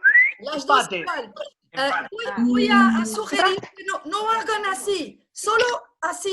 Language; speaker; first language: Spanish; non-native, fluent; Portuguese